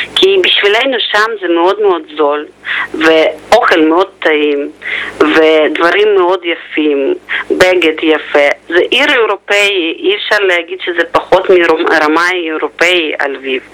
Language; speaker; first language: Hebrew; non-native, fluent; Ukrainian